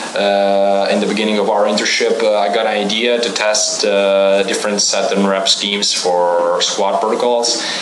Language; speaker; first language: English; non-native, fluent; Croatian